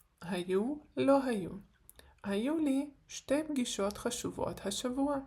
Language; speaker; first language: Hebrew; non-native, fluent; Ukrainian